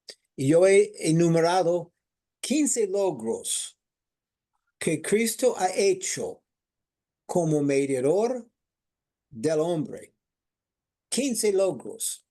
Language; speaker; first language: Spanish; non-native, fluent; English